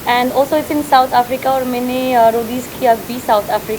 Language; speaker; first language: Hindi; non-native, learner; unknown